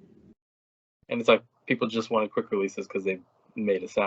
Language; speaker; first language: English; native; English